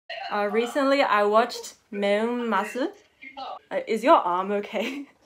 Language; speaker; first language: English; native; English